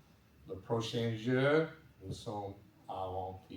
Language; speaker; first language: French; non-native, learner; English